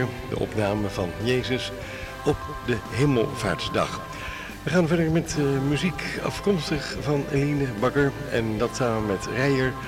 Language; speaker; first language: Dutch; native; Dutch